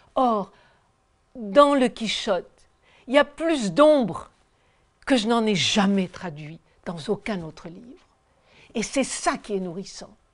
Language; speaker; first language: French; native; French